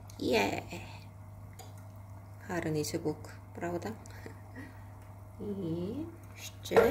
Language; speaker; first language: Ukrainian; non-native, learner; Korean